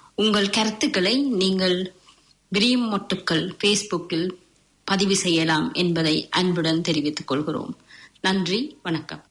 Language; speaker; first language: Tamil; native; Tamil